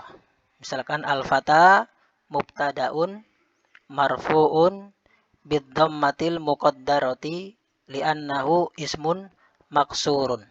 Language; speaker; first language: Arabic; non-native, fluent; Indonesian